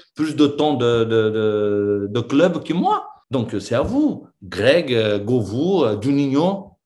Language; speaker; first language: French; non-native, fluent; Portuguese